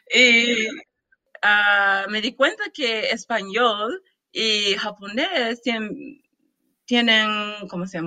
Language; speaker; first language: Spanish; non-native, learner; English